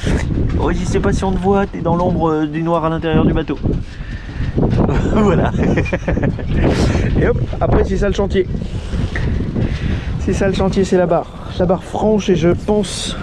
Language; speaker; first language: French; native; French